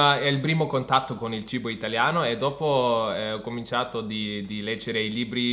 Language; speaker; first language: Italian; non-native, fluent; German